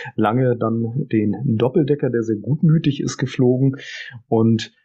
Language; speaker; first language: German; native; German